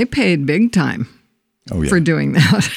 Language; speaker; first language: English; native; English